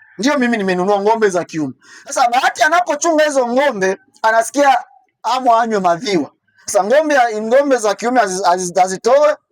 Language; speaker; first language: Swahili; native; Swahili